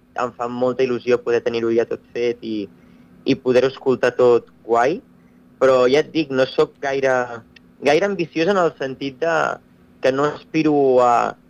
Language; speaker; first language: Catalan; native; Catalan